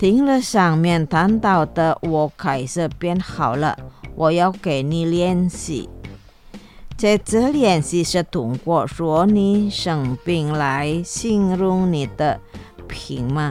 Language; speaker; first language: Chinese; non-native, learner; Indonesian